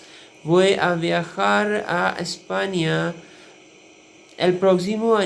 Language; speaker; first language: Spanish; non-native, learner; Urdu